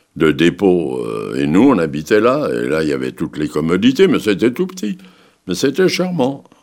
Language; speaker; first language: French; native; French